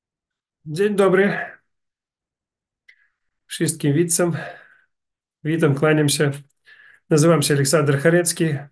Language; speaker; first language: Polish; non-native, learner; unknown